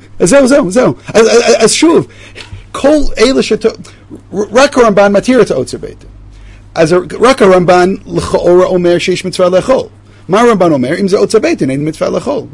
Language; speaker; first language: Hebrew; non-native, fluent; English